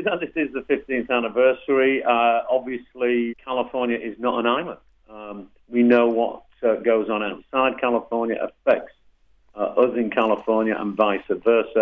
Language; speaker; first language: English; native; English